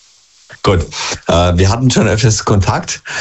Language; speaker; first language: German; native; German